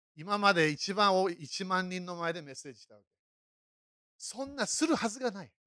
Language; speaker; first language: Japanese; non-native, fluent; English